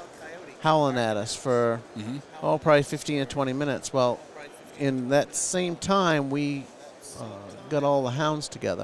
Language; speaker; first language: English; native; English